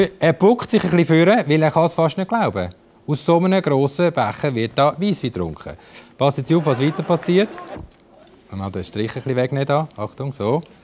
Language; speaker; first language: German; native; German